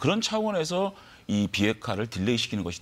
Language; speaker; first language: Korean; native; Korean